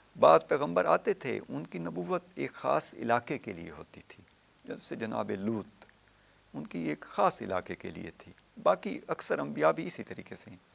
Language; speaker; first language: Urdu; non-native, local second language; Punjabi